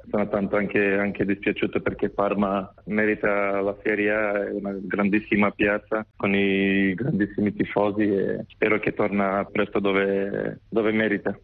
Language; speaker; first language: Italian; non-native, fluent; Macedonian